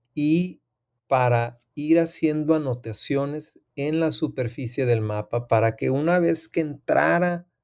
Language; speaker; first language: Spanish; native; Spanish